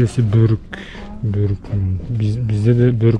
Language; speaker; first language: Turkish; non-native, learner; Bashkir